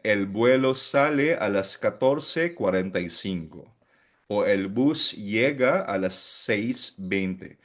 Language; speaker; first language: Spanish; non-native, fluent; Filipino